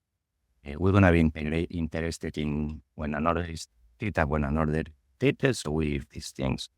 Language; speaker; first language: English; non-native, fluent; Spanish